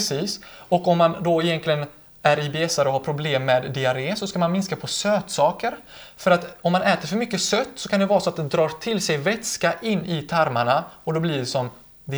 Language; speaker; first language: Swedish; native; Swedish